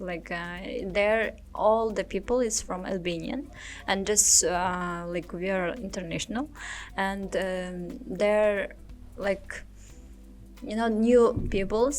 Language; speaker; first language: English; non-native, learner; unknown